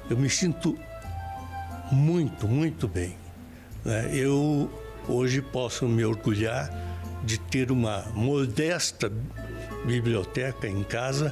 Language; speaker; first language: Portuguese; native; Portuguese